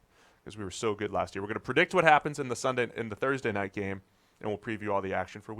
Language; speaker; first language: English; native; English